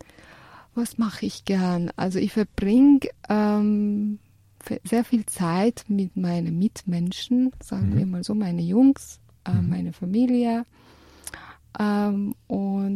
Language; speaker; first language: German; non-native, fluent; Persian